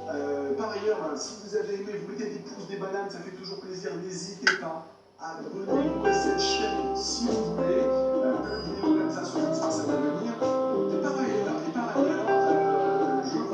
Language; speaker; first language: French; native; French